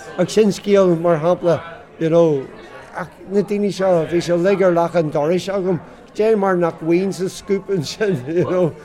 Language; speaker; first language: Irish; non-native, local second language; English